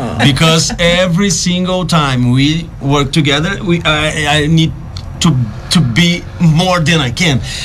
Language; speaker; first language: English; non-native, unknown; Portuguese